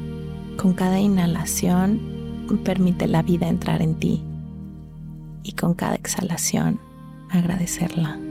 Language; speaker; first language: Spanish; native; Spanish